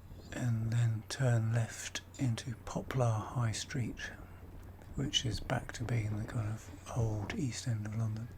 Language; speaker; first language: English; native; English